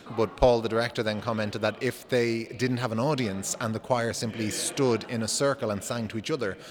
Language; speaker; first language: English; non-native, fluent; Dutch